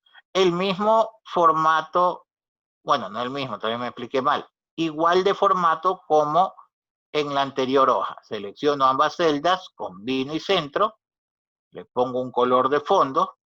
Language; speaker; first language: Spanish; native; Spanish